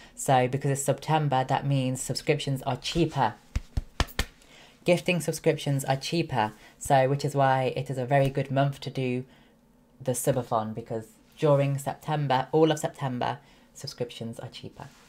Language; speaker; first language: English; native; English